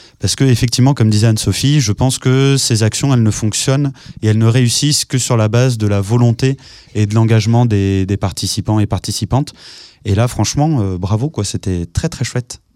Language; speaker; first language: French; native; French